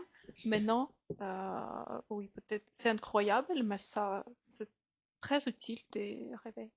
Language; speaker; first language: French; non-native, fluent; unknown